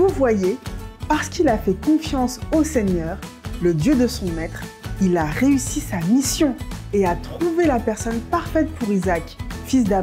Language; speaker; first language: French; native; French